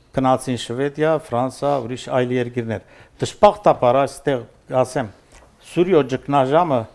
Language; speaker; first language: Armenian; early bilingual, heritage; Armenian